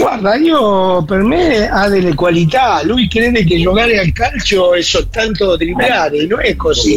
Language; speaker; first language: Italian; non-native, fluent; Spanish